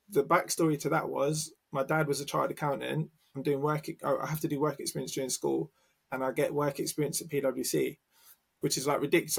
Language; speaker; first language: English; native; English